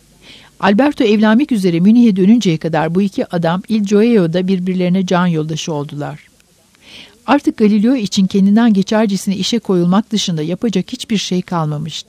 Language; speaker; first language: Turkish; native; Turkish